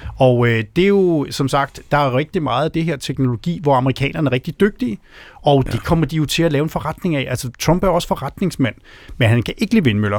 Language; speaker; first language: Danish; native; Danish